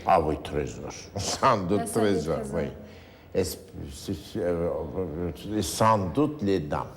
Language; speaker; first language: French; non-native, fluent; Turkish